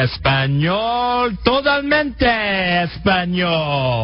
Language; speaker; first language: Spanish; non-native, learner; English